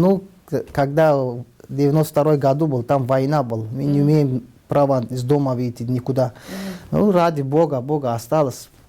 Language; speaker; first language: Russian; non-native, learner; Tajik